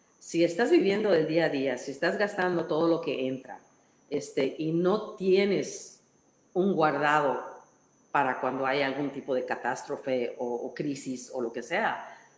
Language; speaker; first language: Spanish; non-native, fluent; English